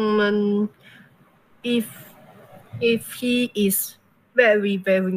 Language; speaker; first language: English; non-native, learner; Chinese